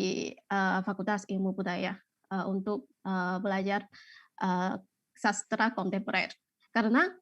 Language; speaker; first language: Indonesian; non-native, fluent; Chinese